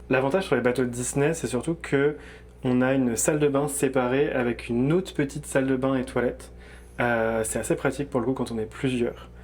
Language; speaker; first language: French; native; French